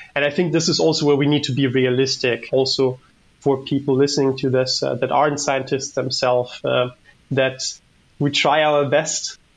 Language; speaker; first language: English; non-native, fluent; German